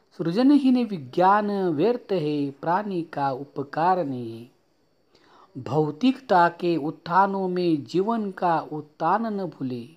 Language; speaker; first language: Hindi; non-native, local second language; Marathi